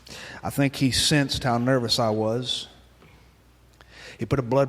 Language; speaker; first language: English; native; English